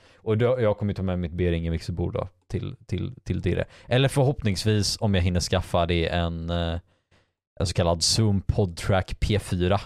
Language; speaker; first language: Swedish; native; Swedish